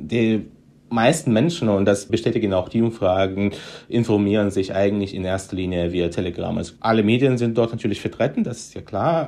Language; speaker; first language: German; non-native, fluent; Russian